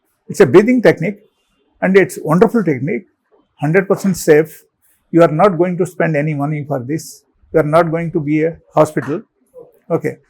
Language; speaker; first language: English; non-native, local second language; Telugu